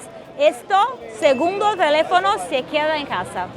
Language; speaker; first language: Spanish; non-native, fluent; Portuguese